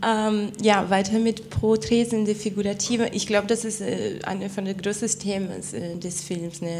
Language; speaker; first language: German; non-native, fluent; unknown